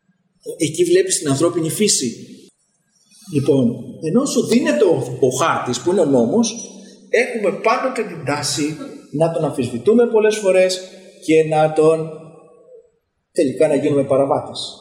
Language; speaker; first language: Greek; native; Greek